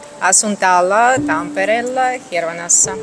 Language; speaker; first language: Finnish; non-native, learner; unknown